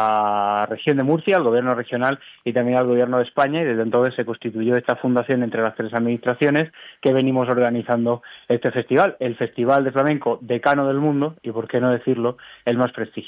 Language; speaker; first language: Spanish; native; Spanish